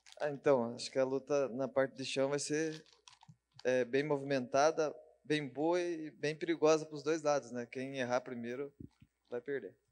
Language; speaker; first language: Portuguese; native; Portuguese